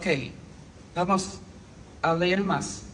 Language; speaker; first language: Spanish; non-native, fluent; English